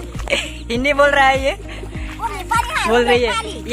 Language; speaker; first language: Hindi; non-native, local second language; Bodo